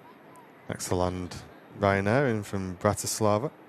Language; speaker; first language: English; native; English